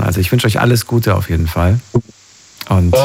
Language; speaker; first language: German; native; German